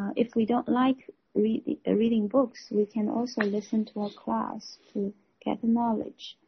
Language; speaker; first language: English; non-native, fluent; Chinese